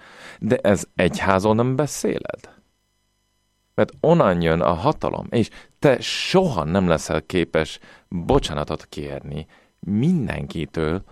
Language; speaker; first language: Hungarian; non-native, fluent; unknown